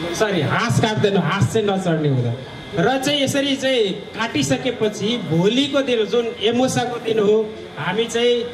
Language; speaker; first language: Nepali; non-native, local second language; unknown